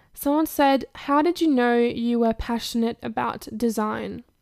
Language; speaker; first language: English; early bilingual, other home language; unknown